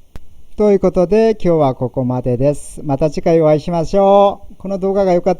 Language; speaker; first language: Japanese; non-native, fluent; Korean